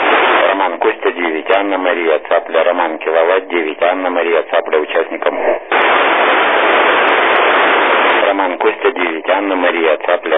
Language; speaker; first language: Russian; native; Russian